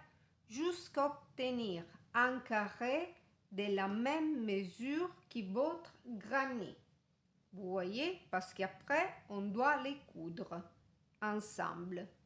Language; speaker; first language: French; non-native, fluent; Italian